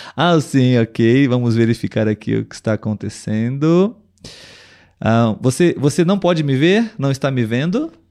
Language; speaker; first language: Portuguese; native; Portuguese